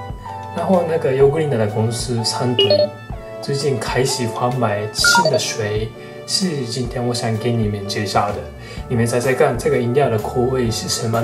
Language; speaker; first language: Chinese; non-native, fluent; Japanese